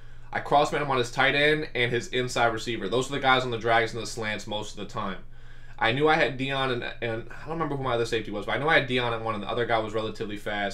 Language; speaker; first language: English; native; English